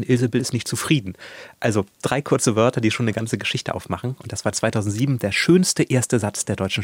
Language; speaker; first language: German; native; German